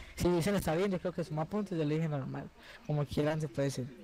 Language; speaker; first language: Spanish; native; Spanish